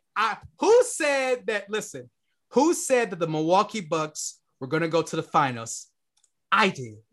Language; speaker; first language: English; native; English